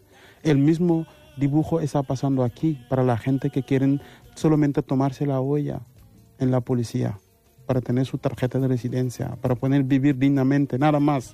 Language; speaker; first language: Spanish; non-native, fluent; Wolof